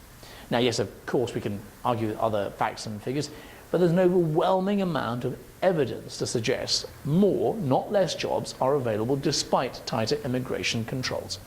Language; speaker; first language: English; native; English